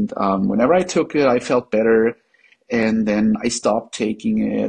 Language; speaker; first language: English; non-native, fluent; German